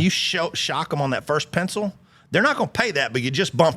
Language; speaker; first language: English; native; English